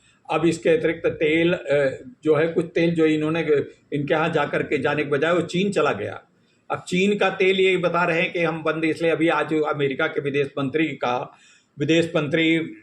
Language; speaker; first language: Hindi; native; Hindi